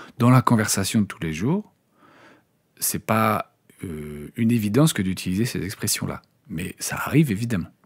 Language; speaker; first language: French; native; French